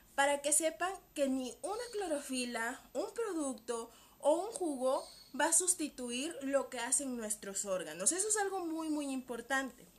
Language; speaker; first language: Spanish; native; Spanish